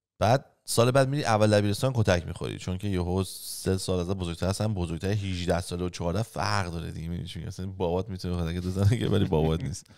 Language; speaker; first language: Persian; native; Persian